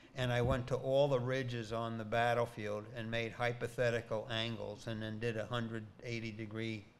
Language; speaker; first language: English; native; English